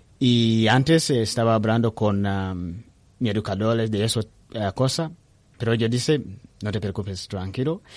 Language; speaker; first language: Spanish; non-native, learner; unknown